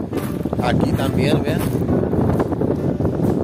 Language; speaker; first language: Spanish; non-native, fluent; Arabic